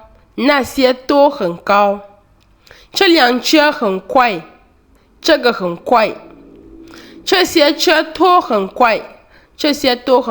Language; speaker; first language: Chinese; non-native, fluent; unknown